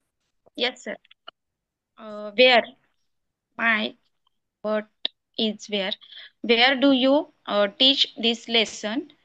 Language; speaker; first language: English; non-native, learner; Marathi